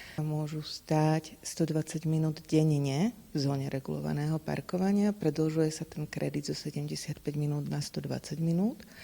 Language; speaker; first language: Slovak; native; Slovak